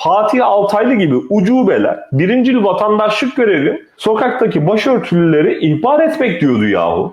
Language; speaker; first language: Turkish; native; Turkish